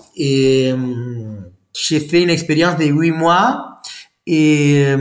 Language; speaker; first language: French; non-native, fluent; Spanish